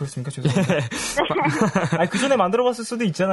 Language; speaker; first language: Korean; native; Korean